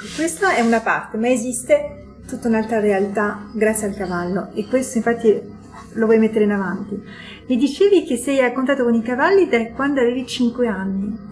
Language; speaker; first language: Italian; non-native, fluent; French